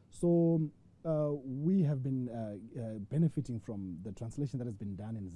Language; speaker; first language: English; non-native, local second language; Shona